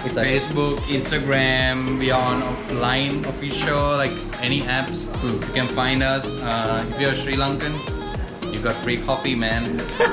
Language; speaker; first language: English; non-native, local second language; Sinhala